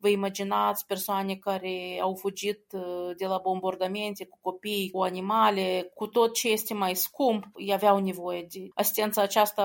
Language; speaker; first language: Romanian; non-native, local second language; Ukrainian